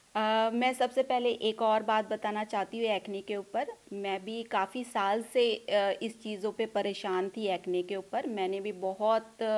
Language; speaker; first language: Hindi; non-native, local second language; Punjabi